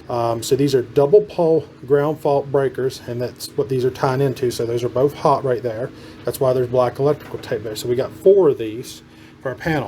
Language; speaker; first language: English; native; English